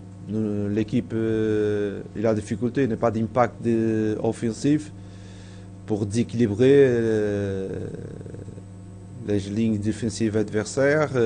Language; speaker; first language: French; non-native, fluent; Portuguese